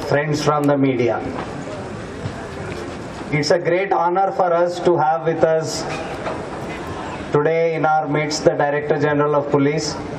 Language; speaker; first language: English; non-native, local second language; Telugu